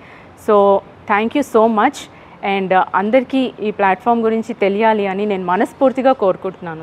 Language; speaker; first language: Telugu; native; Telugu